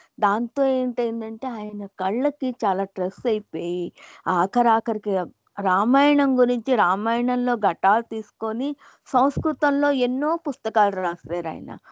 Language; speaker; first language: Telugu; non-native, local second language; Hindi